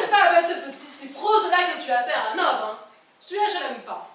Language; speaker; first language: French; native; French